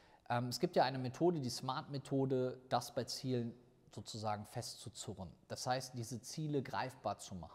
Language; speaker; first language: German; native; German